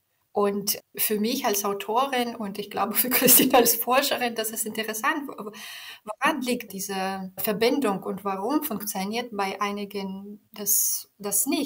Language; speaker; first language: German; non-native, fluent; Belarusian